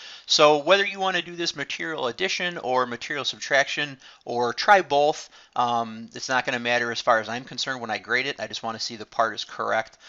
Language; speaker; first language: English; native; English